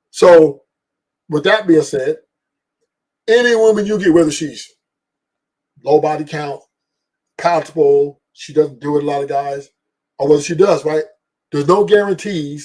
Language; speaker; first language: English; native; English